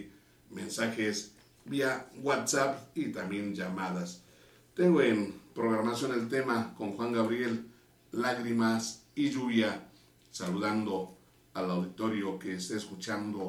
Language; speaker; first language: Spanish; native; Spanish